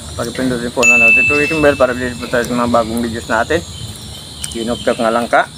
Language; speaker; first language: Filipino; non-native, local second language; Hiligaynon